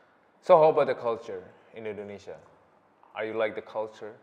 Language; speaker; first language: English; non-native, learner; Indonesian